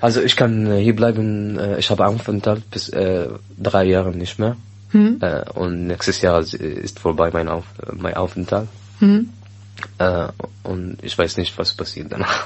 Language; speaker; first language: German; non-native, learner; Arabic